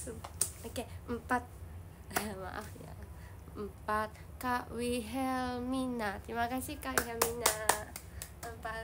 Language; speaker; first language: Indonesian; non-native, learner; Japanese